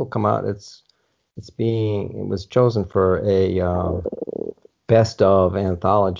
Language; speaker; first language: English; native; English